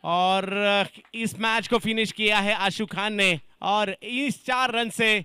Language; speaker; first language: Hindi; non-native, local second language; Marathi